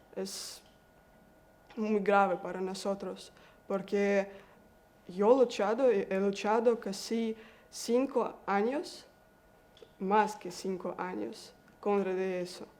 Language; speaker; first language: Spanish; non-native, learner; Russian